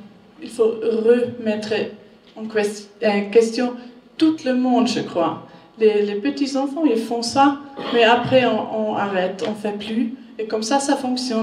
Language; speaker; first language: French; non-native, learner; German